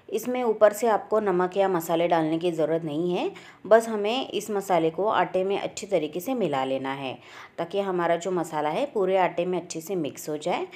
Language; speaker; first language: Hindi; native; Hindi